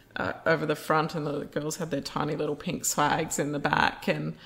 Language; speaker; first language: English; native; English